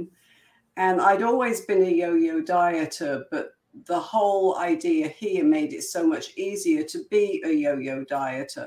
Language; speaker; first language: English; native; English